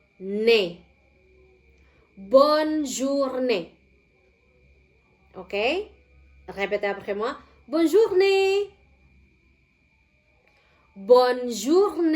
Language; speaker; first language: French; non-native, fluent; Indonesian